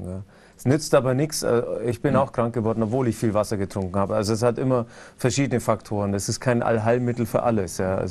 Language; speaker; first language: German; native; German